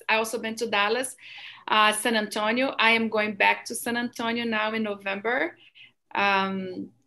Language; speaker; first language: English; non-native, fluent; Portuguese